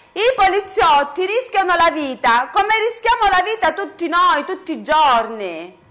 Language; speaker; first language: Italian; native; Italian